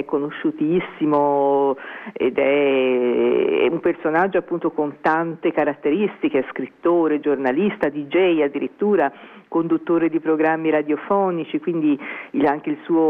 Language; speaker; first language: Italian; native; Italian